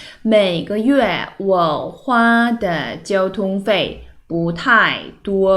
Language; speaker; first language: Chinese; non-native, fluent; Korean